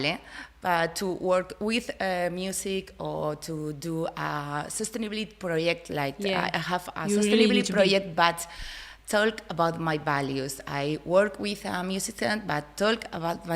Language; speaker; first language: English; non-native, learner; Spanish